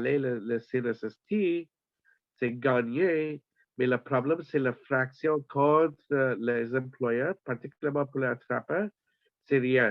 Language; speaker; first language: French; non-native, learner; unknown